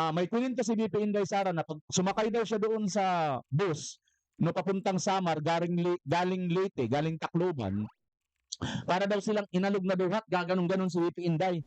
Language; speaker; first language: Filipino; non-native, local second language; Waray